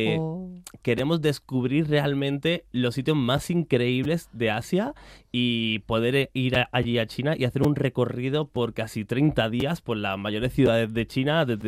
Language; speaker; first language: Spanish; native; Spanish